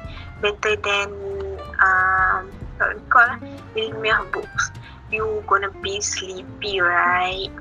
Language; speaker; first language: English; non-native, learner; Malay